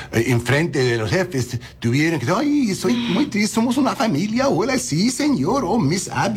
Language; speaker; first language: Spanish; early bilingual, heritage; English